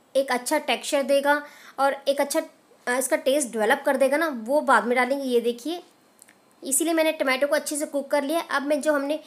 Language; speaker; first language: Hindi; native; Hindi